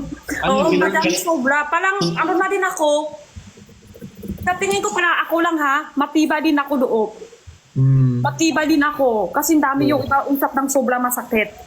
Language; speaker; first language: Filipino; non-native, learner; Chinese